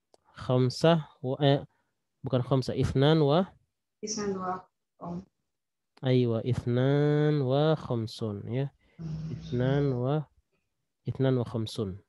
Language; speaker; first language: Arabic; non-native, fluent; Indonesian